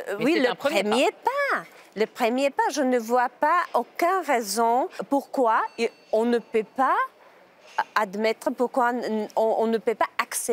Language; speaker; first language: French; non-native, learner; Czech